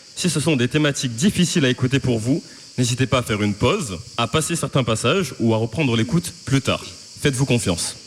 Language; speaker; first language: French; native; French